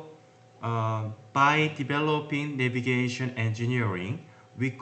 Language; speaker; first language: English; non-native, learner; Korean